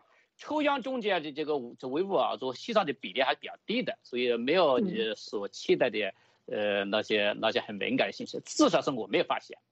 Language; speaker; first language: Chinese; native; Chinese